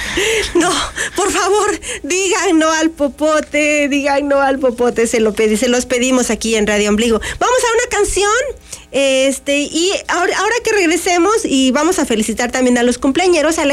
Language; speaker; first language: Spanish; native; Spanish